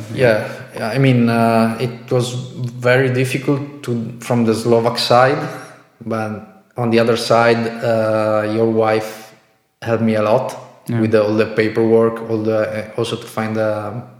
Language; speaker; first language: English; non-native, fluent; Italian